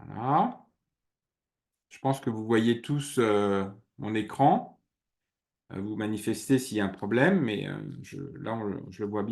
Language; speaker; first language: French; native; French